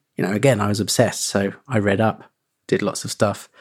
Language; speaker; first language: English; native; English